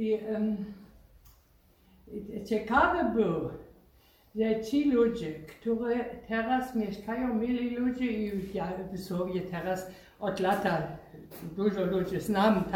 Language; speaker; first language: Polish; non-native, learner; German